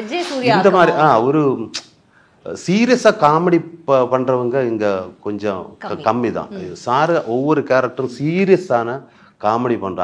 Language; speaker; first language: Tamil; non-native, learner; Malayalam